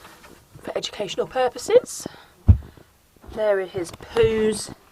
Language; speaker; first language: English; native; English